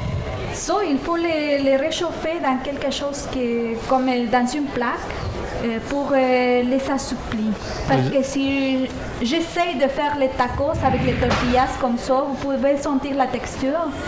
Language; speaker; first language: French; non-native, fluent; Spanish